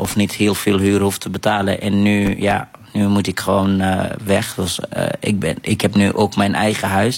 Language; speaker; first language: Dutch; non-native, fluent; Arabic